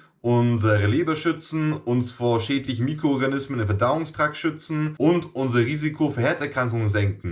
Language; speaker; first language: German; native; German